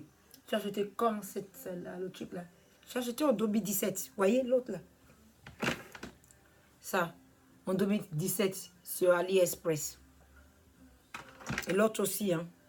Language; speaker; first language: French; non-native, learner; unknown